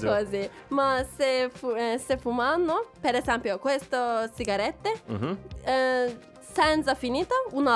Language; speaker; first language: Italian; non-native, learner; Turkish